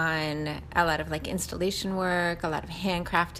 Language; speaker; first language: English; native; English